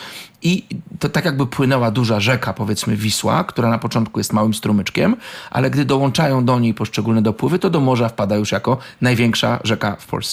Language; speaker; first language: Polish; native; Polish